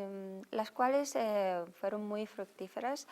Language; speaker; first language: Spanish; non-native, fluent; Japanese